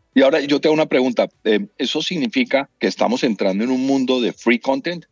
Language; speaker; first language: Spanish; native; Spanish